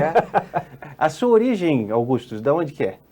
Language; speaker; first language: Portuguese; native; Portuguese